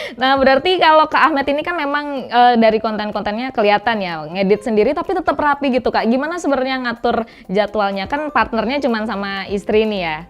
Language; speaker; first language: Indonesian; native; Indonesian